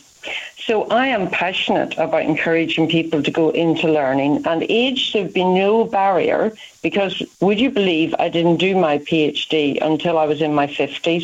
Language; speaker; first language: English; native; English